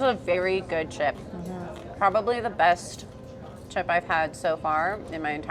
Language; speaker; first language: English; native; English